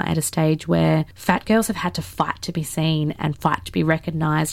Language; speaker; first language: English; native; English